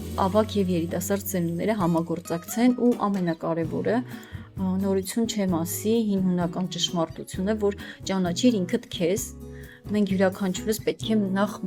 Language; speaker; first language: Armenian; non-native, local second language; Kurdish